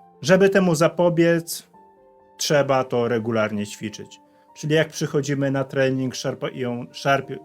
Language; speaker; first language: Polish; native; Polish